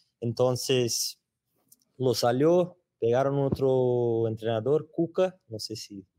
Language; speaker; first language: Spanish; non-native, learner; Portuguese